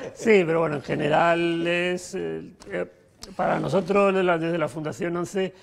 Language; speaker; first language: Spanish; native; Spanish